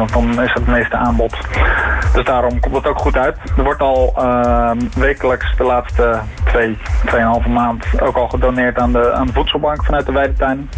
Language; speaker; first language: Dutch; native; Dutch